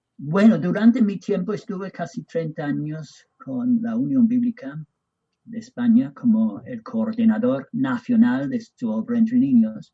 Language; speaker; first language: Spanish; non-native, fluent; English